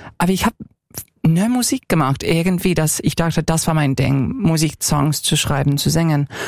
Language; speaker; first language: German; non-native, fluent; English